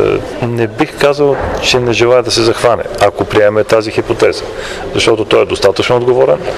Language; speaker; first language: Bulgarian; native; Bulgarian